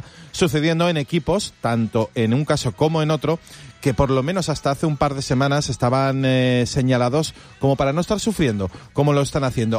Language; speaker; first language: Spanish; native; Spanish